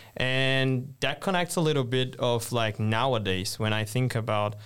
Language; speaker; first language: English; non-native, fluent; Portuguese